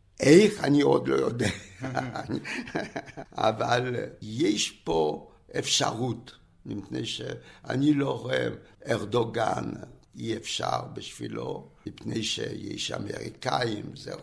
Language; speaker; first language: Hebrew; non-native, fluent; French